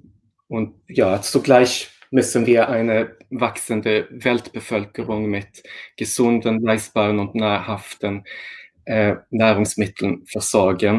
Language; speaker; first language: German; non-native, fluent; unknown